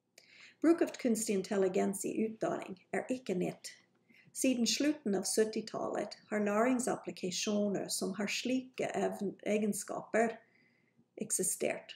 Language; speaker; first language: Norwegian; non-native, fluent; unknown